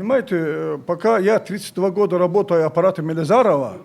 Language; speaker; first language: Russian; native; Russian